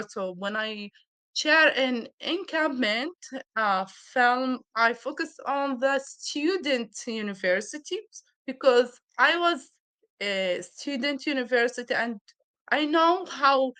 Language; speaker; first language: English; non-native, learner; Arabic